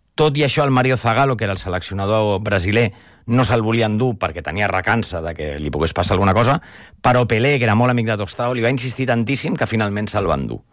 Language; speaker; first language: Catalan; native; Catalan